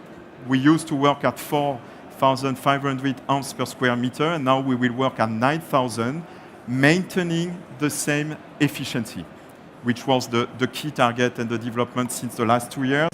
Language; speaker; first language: English; non-native, fluent; French